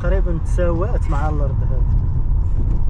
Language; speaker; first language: Arabic; native; Arabic